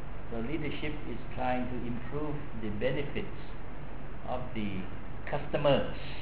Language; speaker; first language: English; non-native, fluent; Thai